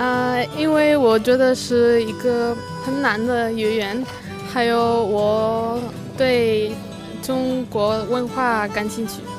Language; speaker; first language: Chinese; non-native, learner; Spanish